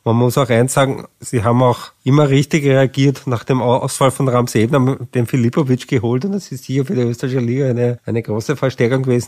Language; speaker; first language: German; native; German